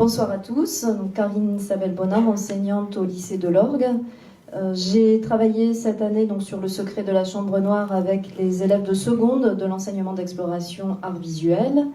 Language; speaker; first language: French; native; French